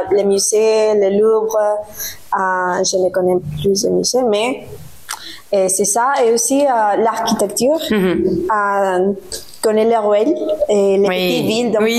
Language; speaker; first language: French; non-native, learner; Spanish